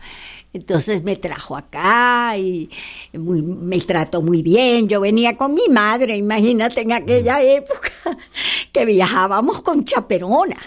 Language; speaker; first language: Spanish; native; Spanish